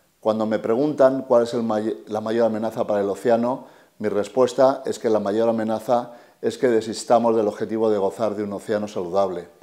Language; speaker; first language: Spanish; native; Spanish